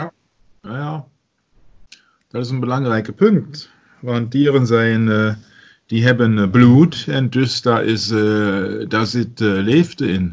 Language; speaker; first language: Dutch; non-native, learner; German